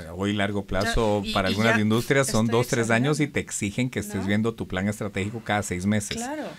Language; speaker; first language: Spanish; native; Spanish